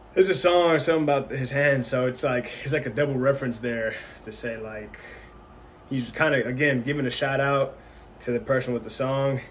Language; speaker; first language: English; early bilingual, other home language; Spanish